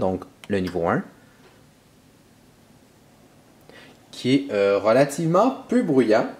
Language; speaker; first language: French; native; French